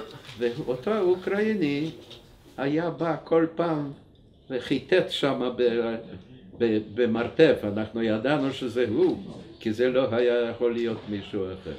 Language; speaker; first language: Hebrew; non-native, fluent; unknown